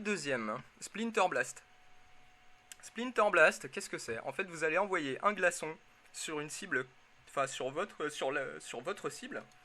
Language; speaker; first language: French; native; French